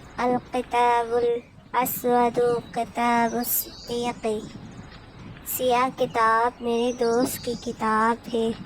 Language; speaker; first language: Urdu; native; Urdu